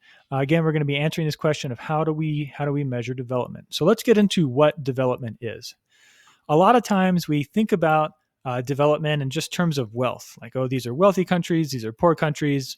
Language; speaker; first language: English; native; English